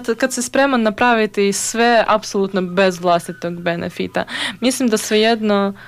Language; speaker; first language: Croatian; non-native, fluent; Ukrainian